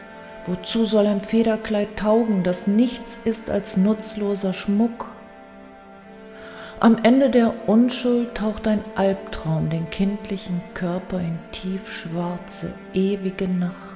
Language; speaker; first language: German; native; German